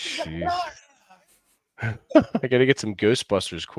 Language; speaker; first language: English; native; English